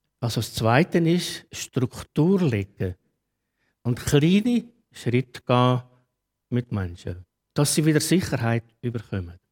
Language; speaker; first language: German; native; German